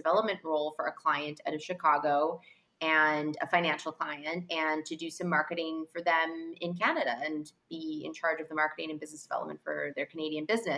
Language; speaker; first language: English; native; English